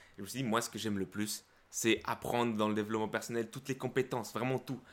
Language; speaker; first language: French; early bilingual, other home language; Spanish